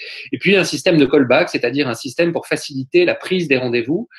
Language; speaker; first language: French; native; French